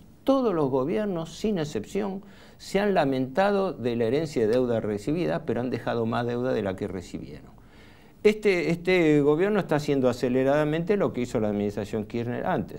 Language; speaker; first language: Spanish; native; Spanish